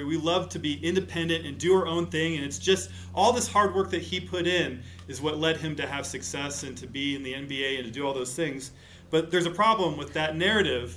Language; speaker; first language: English; native; English